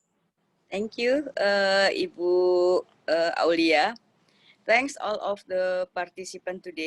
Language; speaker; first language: English; non-native, learner; Indonesian